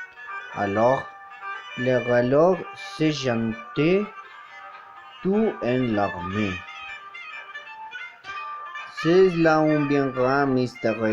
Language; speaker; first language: French; non-native, learner; Spanish